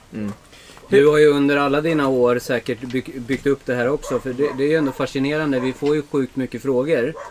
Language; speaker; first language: Swedish; native; Swedish